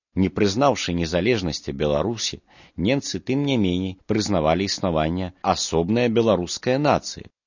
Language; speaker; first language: Belarusian; non-native, local second language; Russian